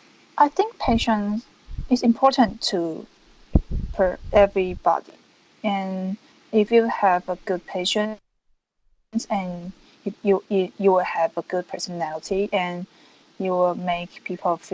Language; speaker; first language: English; non-native, learner; Chinese